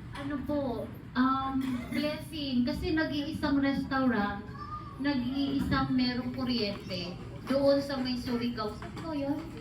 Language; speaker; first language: Filipino; non-native, local second language; Cebuano